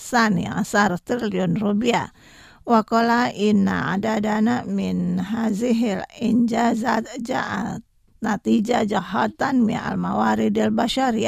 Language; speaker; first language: Arabic; non-native, fluent; Indonesian